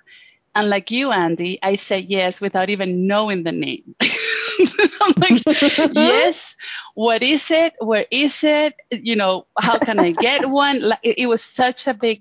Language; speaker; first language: English; non-native, fluent; Spanish